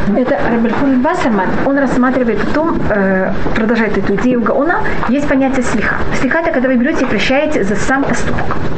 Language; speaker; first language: Russian; early bilingual, heritage; Russian